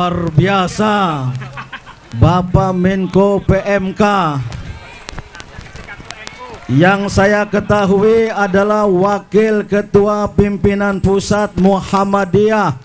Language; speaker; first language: Indonesian; native; Indonesian